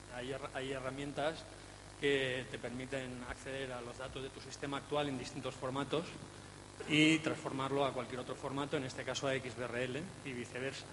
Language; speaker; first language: Spanish; native; Spanish